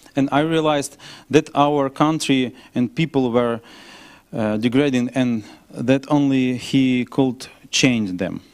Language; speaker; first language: English; non-native, learner; Ukrainian